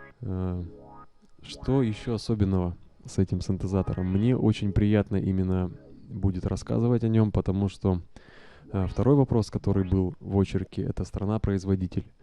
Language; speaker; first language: Russian; native; Russian